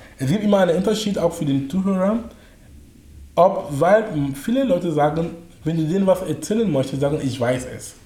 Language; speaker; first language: German; non-native, fluent; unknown